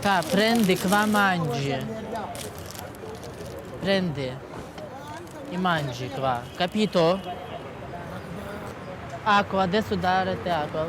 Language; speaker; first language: Italian; non-native, learner; Russian